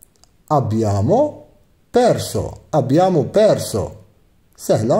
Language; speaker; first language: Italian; non-native, fluent; Arabic